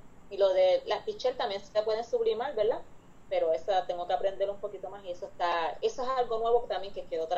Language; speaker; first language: Spanish; native; Spanish